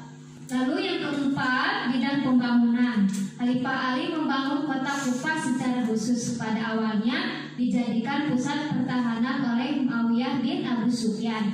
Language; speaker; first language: Indonesian; native; Indonesian